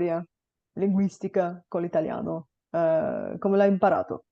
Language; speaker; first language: Italian; non-native, fluent; Bulgarian